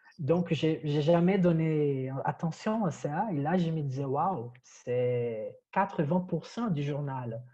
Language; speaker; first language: French; non-native, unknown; Portuguese